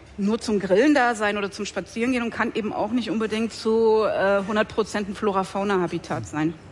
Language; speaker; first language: German; native; German